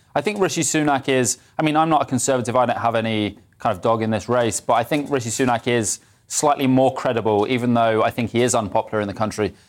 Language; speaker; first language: English; native; English